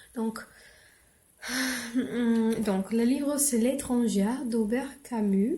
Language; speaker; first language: French; non-native, learner; English